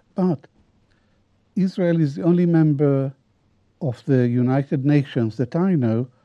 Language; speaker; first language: English; non-native, fluent; Arabic